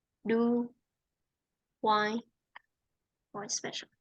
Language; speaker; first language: English; non-native, fluent; Vietnamese